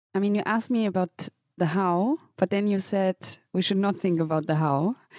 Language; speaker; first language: English; non-native, fluent; German